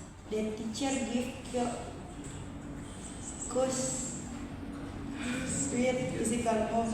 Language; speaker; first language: English; non-native, learner; Indonesian